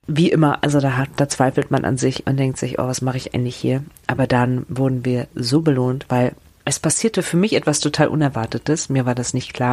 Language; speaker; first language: German; native; German